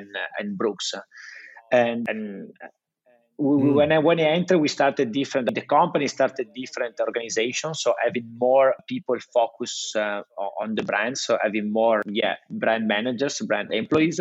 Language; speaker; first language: English; non-native, fluent; Italian